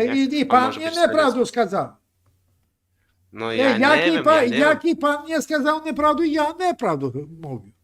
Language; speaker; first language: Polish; non-native, learner; Ukrainian